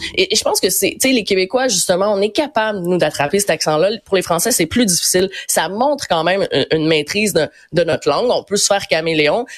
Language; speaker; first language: French; native; French